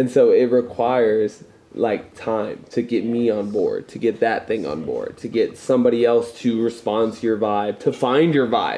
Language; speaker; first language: English; native; English